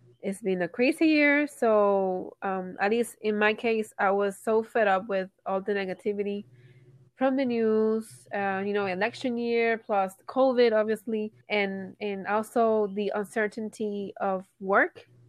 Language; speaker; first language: English; non-native, local second language; Spanish